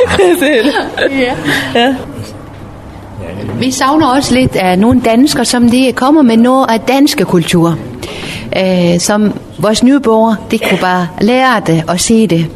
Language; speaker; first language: Danish; non-native, learner; Persian